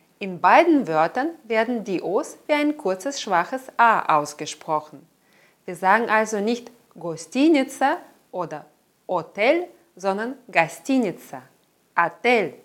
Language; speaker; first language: German; non-native, fluent; Russian